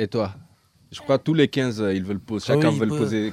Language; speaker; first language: French; native; French